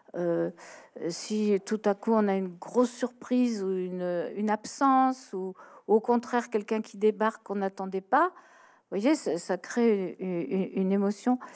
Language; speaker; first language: French; native; French